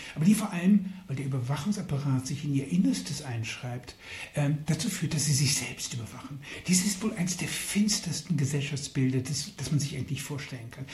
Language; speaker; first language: German; native; German